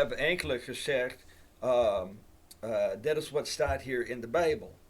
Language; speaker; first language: Dutch; non-native, fluent; English